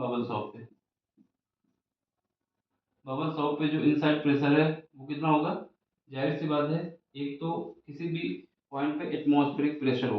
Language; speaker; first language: Hindi; native; Hindi